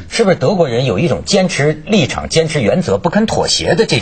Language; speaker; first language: Chinese; native; Chinese